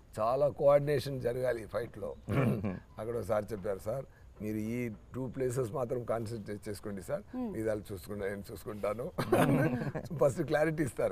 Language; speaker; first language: Telugu; non-native, learner; Tamil